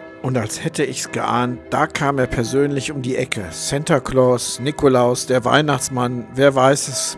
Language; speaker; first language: German; native; German